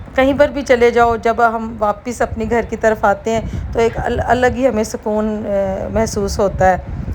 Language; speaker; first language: Urdu; non-native, local second language; Punjabi